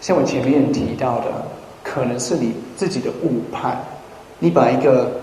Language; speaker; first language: Chinese; non-native, fluent; English